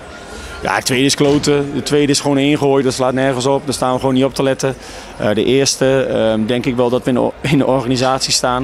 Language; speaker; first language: Dutch; native; Dutch